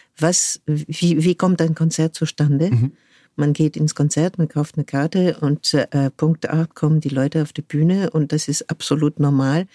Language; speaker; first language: German; non-native, fluent; French